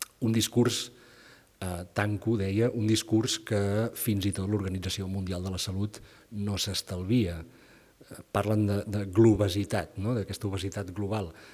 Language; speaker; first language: Catalan; native; Catalan